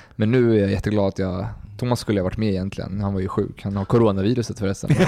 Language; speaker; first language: Swedish; early bilingual, other home language; Spanish